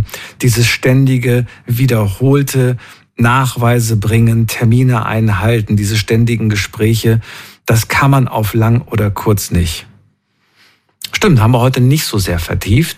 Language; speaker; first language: German; native; German